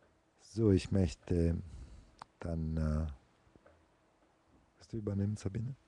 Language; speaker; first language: German; non-native, fluent; Italian